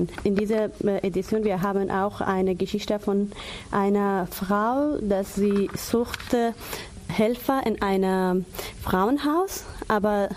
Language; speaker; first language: German; non-native, learner; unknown